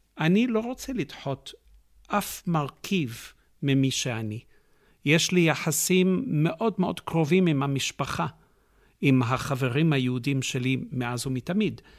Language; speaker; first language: Hebrew; non-native, fluent; English